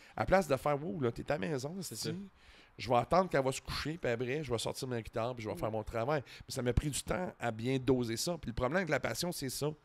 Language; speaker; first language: French; native; French